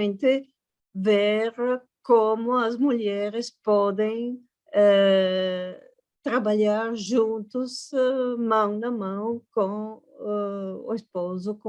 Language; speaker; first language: Portuguese; non-native, fluent; Italian